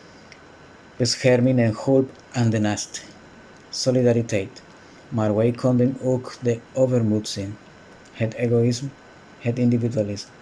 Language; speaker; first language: Dutch; non-native, fluent; Spanish